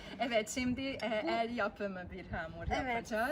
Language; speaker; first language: Turkish; non-native, fluent; Hungarian